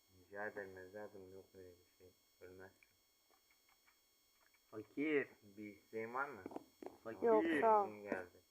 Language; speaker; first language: Turkish; native; Turkish